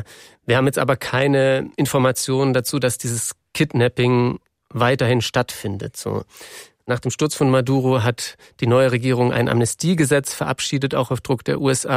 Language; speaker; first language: German; native; German